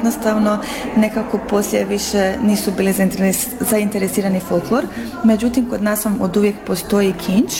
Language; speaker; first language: Croatian; native; Croatian